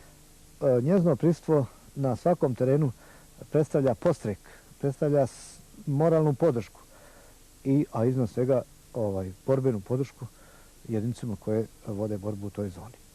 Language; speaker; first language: Bosnian; native; Bosnian